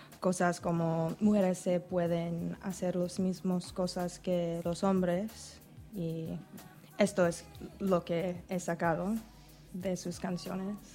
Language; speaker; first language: Spanish; non-native, learner; English